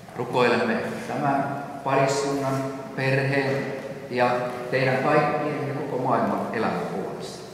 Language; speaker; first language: Finnish; native; Finnish